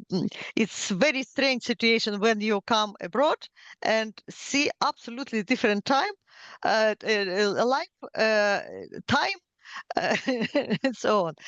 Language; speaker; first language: English; non-native, learner; Ukrainian